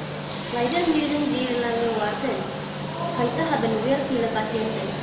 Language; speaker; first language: German; non-native, learner; Indonesian